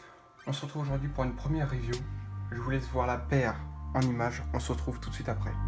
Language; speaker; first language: French; native; French